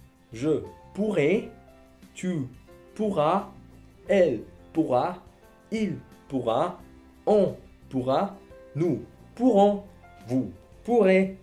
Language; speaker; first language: French; non-native, fluent; Spanish